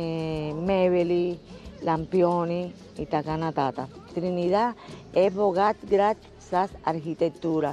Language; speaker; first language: Bulgarian; non-native, fluent; Spanish